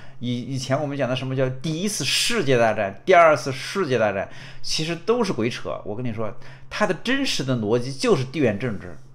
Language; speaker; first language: Chinese; native; Chinese